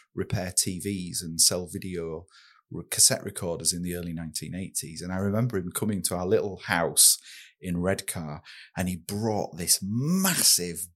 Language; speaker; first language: English; native; English